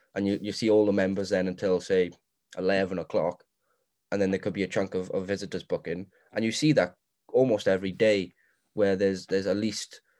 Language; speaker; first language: English; native; English